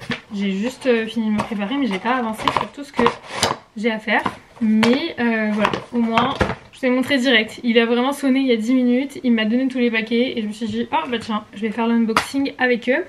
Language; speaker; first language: French; native; French